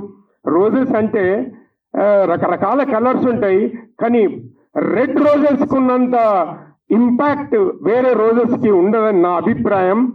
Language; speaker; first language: Telugu; native; Telugu